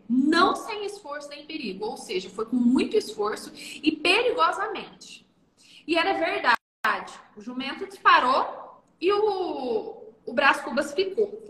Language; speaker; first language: Portuguese; native; Portuguese